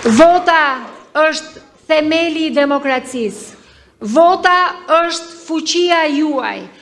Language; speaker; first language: Albanian; native; Albanian